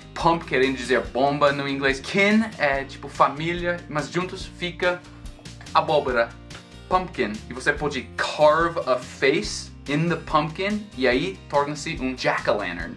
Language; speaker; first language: Portuguese; non-native, fluent; English